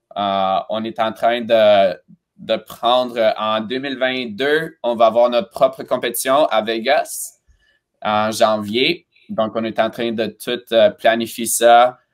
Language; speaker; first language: French; early bilingual, other home language; Romanian